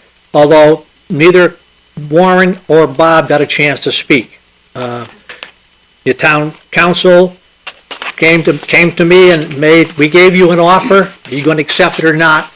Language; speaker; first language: English; native; English